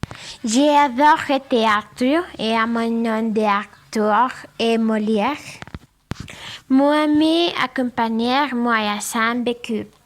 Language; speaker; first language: French; non-native, learner; Spanish